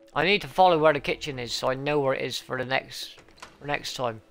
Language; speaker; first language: English; native; English